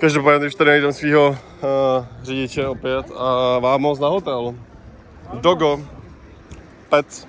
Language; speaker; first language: Czech; native; Czech